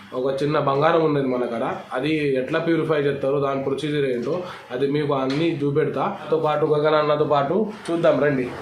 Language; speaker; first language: Telugu; non-native, fluent; Marathi